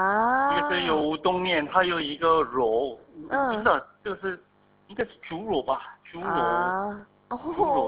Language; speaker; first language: Chinese; non-native, fluent; Korean